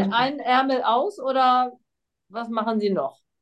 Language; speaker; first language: German; native; German